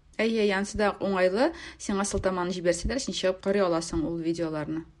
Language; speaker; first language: Tatar; native; Tatar